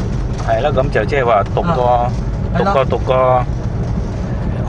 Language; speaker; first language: Cantonese; native; Cantonese